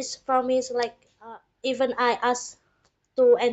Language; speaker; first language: English; non-native, fluent; Indonesian